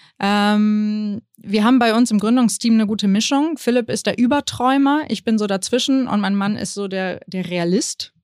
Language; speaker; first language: German; early bilingual, other home language; Spanish